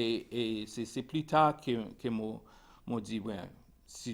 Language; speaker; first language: French; non-native, local second language; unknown